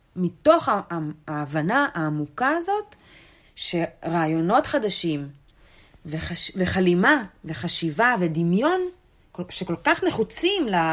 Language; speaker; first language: Hebrew; early bilingual, other home language; Russian